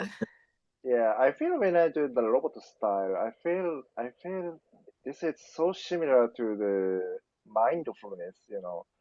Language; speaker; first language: English; non-native, learner; Japanese